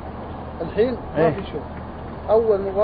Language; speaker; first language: Arabic; non-native, learner; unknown